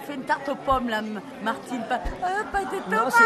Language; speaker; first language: French; native; French